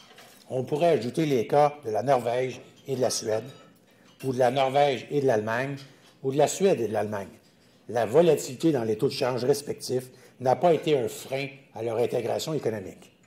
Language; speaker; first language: French; native; French